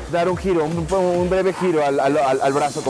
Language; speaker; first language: Spanish; native; Spanish